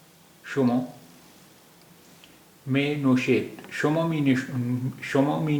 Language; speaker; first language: Persian; non-native, fluent; Urdu